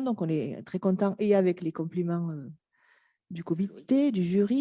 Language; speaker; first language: French; native; French